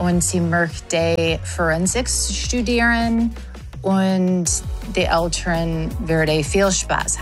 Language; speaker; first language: German; non-native, learner; English